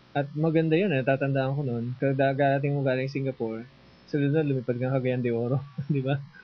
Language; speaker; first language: Filipino; native; Filipino